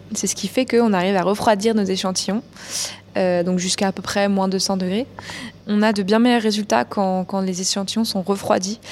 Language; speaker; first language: French; native; French